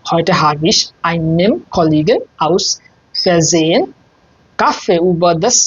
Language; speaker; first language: German; non-native, fluent; Bangla